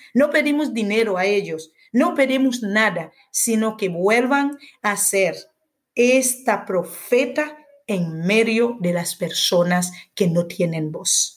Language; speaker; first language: Spanish; non-native, fluent; Haitian Creole